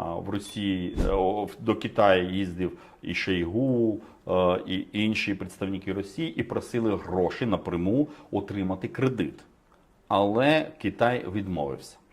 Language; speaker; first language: Ukrainian; non-native, fluent; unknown